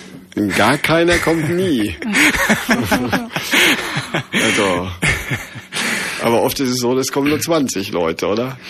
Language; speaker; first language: German; native; German